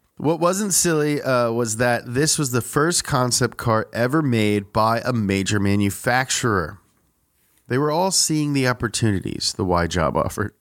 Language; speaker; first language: English; native; English